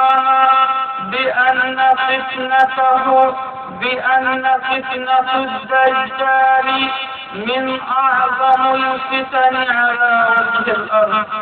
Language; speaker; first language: Arabic; native; Arabic